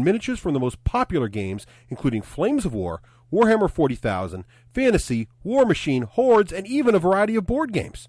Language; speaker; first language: English; native; English